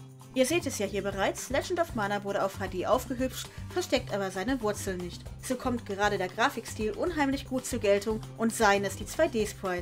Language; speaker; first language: German; native; German